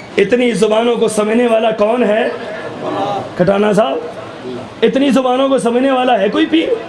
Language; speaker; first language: Urdu; non-native, local second language; Pahari-Potwari